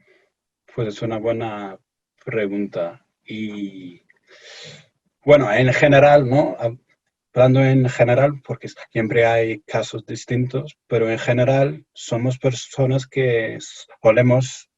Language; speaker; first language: Spanish; non-native, fluent; English